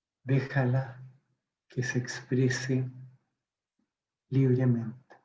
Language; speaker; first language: Spanish; native; Spanish